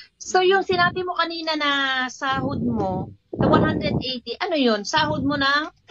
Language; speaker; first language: Filipino; native; Filipino